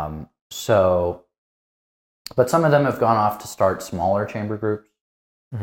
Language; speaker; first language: English; native; English